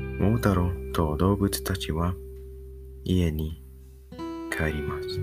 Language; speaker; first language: Japanese; non-native, learner; English